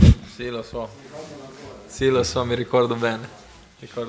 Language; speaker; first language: Italian; non-native, learner; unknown